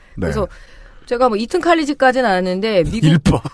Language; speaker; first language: Korean; native; Korean